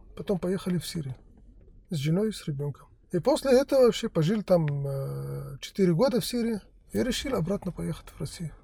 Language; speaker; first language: Russian; non-native, fluent; Arabic